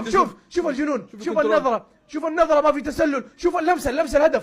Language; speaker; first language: Arabic; native; Arabic